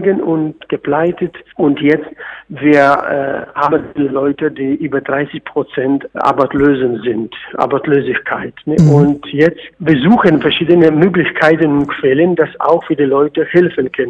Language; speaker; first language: German; non-native, fluent; Polish